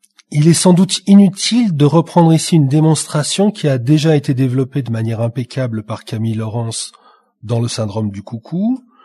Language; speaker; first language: French; native; French